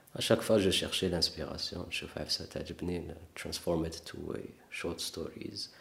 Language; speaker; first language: French; non-native, local second language; Arabic